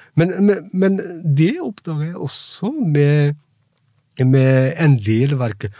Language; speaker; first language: Norwegian; non-native, fluent; Punjabi